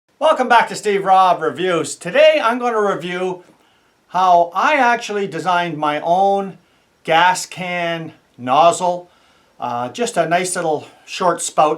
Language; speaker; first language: English; native; English